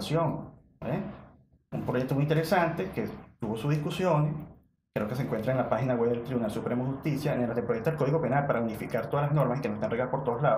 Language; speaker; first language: Spanish; native; Spanish